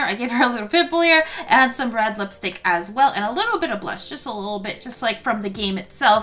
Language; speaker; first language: English; native; English